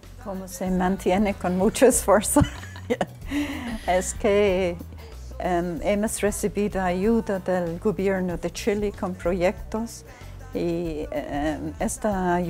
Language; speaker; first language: Spanish; non-native, fluent; English